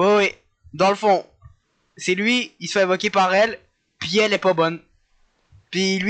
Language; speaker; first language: French; native; French